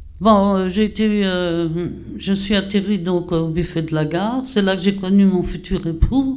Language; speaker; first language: French; native; French